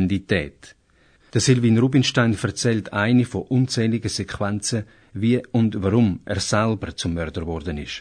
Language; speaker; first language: German; native; German